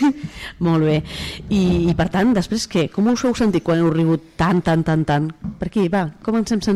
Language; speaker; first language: Catalan; native; Catalan